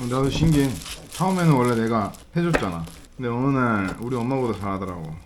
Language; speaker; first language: Korean; native; Korean